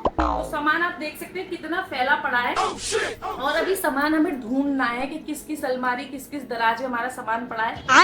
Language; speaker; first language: Hindi; native; Hindi